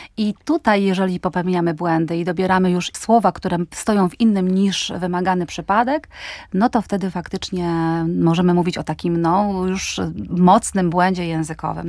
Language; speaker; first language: Polish; native; Polish